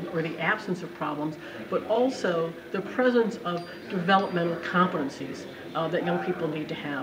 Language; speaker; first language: English; native; English